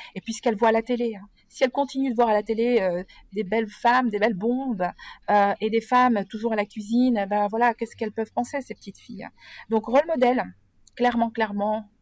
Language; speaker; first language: French; native; French